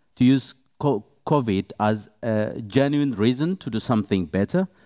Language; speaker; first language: English; non-native, fluent; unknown